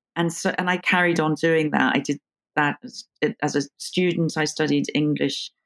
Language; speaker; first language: English; native; English